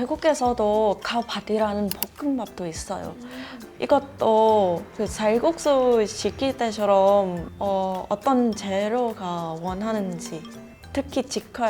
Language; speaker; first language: Korean; non-native, fluent; Thai